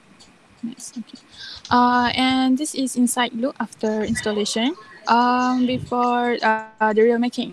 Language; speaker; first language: English; non-native, local second language; Malay